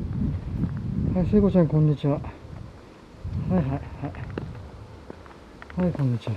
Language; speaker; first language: Japanese; native; Japanese